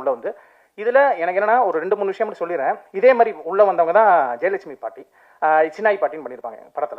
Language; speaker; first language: Tamil; native; Tamil